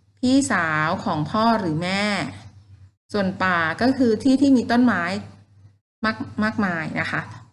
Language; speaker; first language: Thai; native; Thai